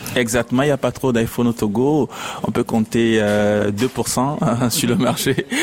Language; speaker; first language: French; non-native, local second language; Ewe